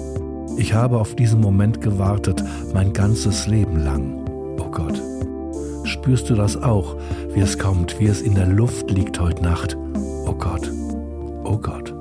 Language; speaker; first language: German; native; German